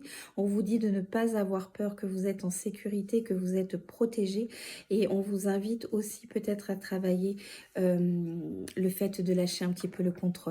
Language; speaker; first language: French; native; French